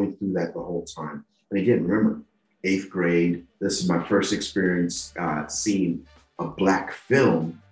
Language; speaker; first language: English; non-native, local second language; Yoruba